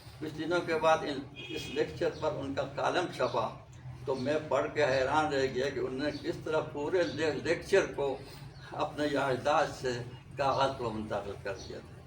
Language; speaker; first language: Urdu; non-native, local second language; Khowar